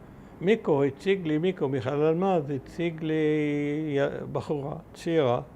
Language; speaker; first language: Hebrew; early bilingual, other home language; German